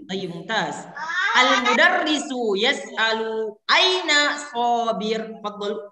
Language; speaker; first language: Arabic; non-native, fluent; Indonesian